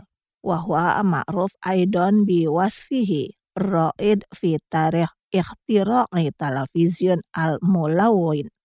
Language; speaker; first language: Arabic; non-native, learner; Indonesian